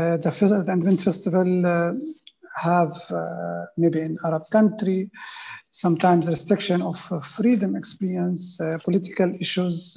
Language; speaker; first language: English; non-native, fluent; Arabic